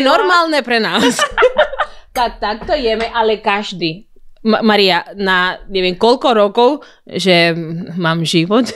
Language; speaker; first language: Slovak; non-native, learner; Spanish